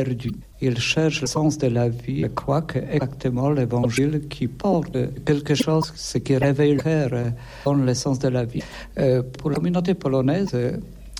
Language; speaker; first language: French; non-native, fluent; Polish